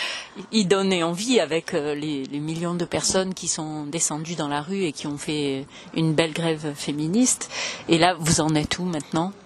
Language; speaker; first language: French; native; French